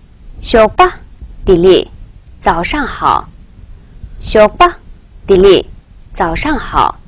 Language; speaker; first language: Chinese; non-native, local second language; Tibetan